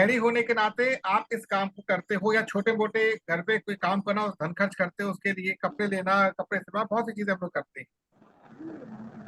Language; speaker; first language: Hindi; native; Hindi